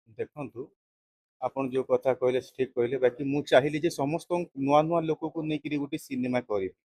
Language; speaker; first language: Odia; native; Odia